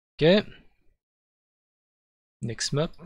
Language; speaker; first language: English; non-native, learner; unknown